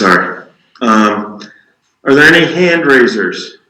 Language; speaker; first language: English; native; English